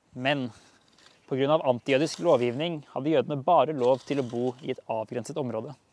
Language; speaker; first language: Norwegian; native; Norwegian